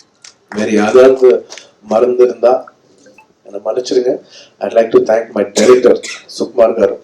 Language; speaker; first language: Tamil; non-native, local second language; Telugu